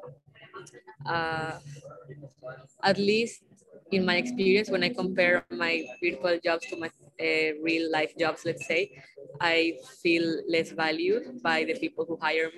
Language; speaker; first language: English; non-native, fluent; Spanish